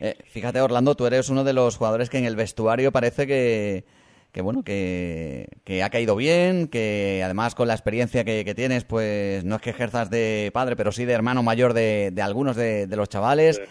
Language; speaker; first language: Spanish; native; Spanish